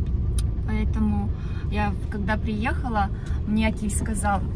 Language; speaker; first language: Russian; native; Russian